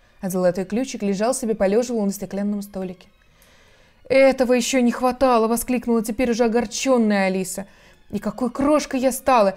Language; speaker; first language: Russian; native; Russian